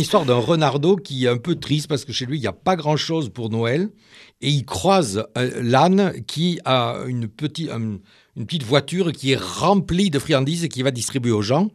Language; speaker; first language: French; native; French